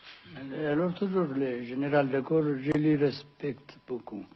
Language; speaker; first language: French; non-native, fluent; Amharic